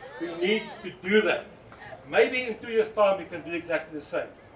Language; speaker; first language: English; non-native, local second language; Afrikaans